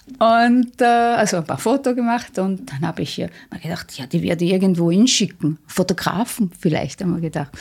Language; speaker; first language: German; non-native, fluent; Italian